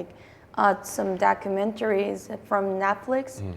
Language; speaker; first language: English; non-native, fluent; Korean